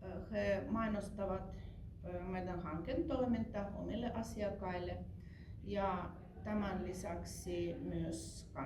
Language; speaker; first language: Finnish; non-native, fluent; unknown